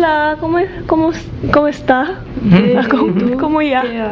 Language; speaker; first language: Spanish; non-native, learner; Japanese